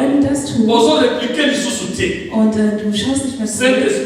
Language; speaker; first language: German; non-native, fluent; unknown